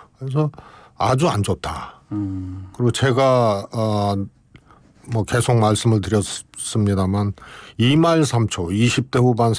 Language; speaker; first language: Korean; native; Korean